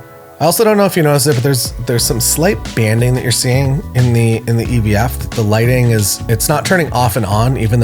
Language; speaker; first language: English; native; English